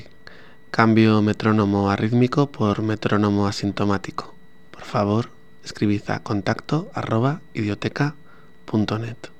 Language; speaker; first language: Spanish; native; Spanish